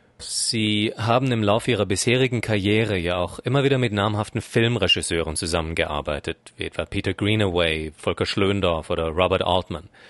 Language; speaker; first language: German; native; German